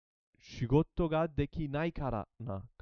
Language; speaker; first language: Japanese; non-native, learner; English